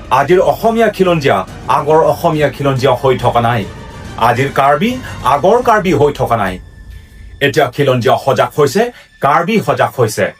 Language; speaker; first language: Assamese; non-native, local second language; Karbi